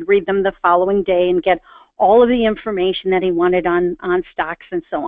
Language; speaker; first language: English; native; English